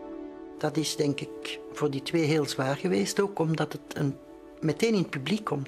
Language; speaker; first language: Dutch; native; Dutch